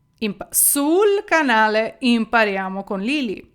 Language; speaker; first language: Italian; non-native, fluent; Ukrainian